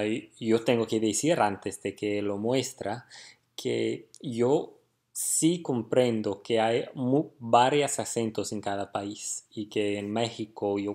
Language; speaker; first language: Spanish; non-native, fluent; English